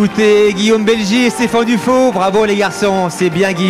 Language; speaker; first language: French; native; French